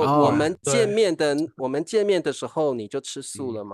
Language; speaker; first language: Chinese; native; Chinese